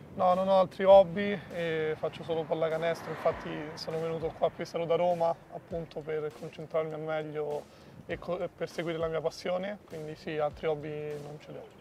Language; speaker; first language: Italian; native; Italian